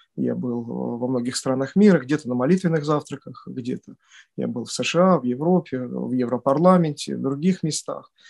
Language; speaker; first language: Russian; native; Russian